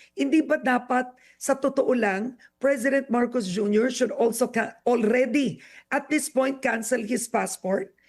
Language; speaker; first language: English; non-native, local second language; Filipino